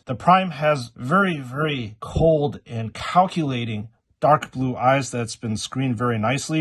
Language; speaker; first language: English; native; English